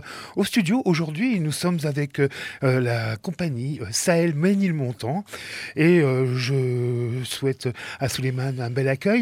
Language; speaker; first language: French; native; French